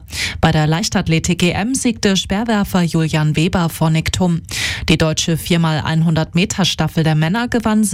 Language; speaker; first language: German; native; German